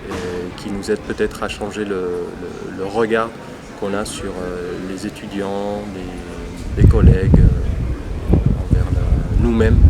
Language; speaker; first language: French; non-native, fluent; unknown